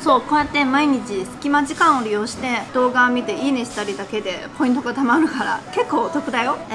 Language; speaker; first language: Japanese; non-native, fluent; Chinese